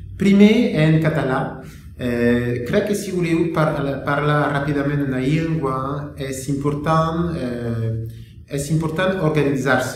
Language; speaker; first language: Catalan; non-native, learner; French